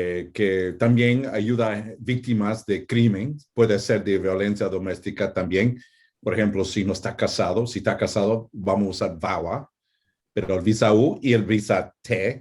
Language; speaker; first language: Spanish; non-native, fluent; English